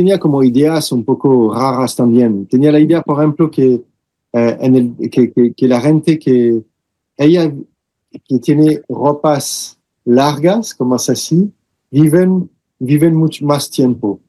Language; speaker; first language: Spanish; non-native, fluent; French